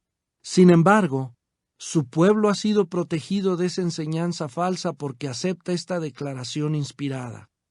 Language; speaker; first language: Spanish; native; Spanish